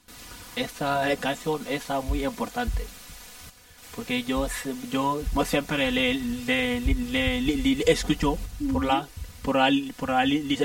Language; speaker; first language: Spanish; non-native, learner; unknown